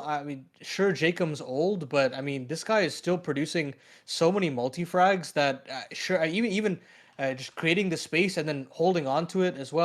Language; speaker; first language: English; native; English